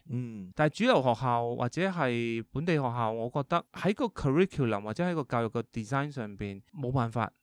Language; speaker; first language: Cantonese; early bilingual, heritage; Cantonese